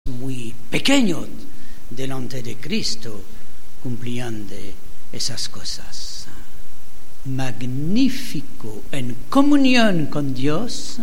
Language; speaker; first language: Spanish; non-native, learner; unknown